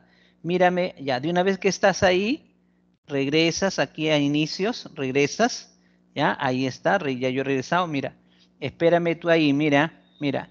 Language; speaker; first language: Spanish; native; Spanish